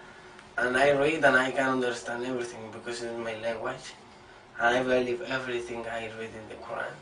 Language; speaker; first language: English; non-native, learner; Spanish